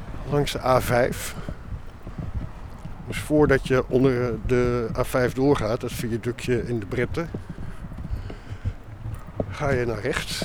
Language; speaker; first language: Dutch; native; Dutch